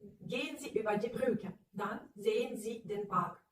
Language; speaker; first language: German; non-native, local second language; Ukrainian